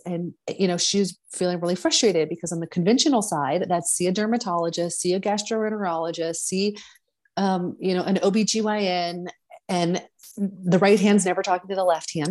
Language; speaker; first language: English; native; English